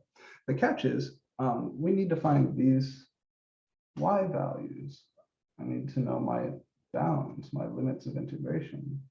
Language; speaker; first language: English; native; English